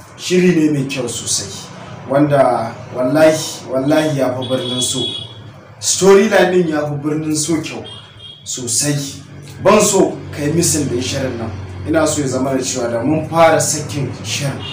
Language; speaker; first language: Hausa; non-native, local second language; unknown